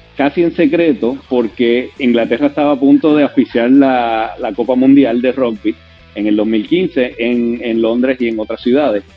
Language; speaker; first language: Spanish; native; Spanish